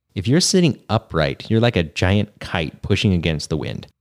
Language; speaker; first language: English; native; English